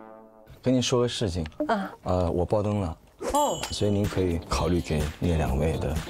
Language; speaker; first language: Chinese; native; Chinese